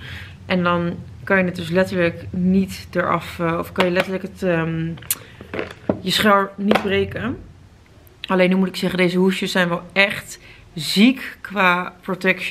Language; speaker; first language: Dutch; native; Dutch